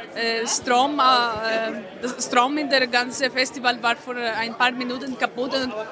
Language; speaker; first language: German; non-native, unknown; Greek